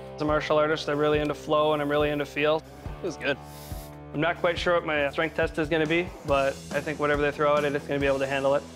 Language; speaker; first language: English; native; English